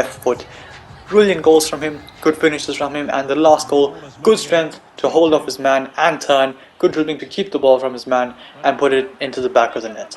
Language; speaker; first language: English; native; English